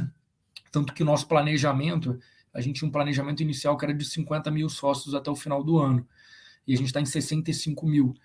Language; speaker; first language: Portuguese; native; Portuguese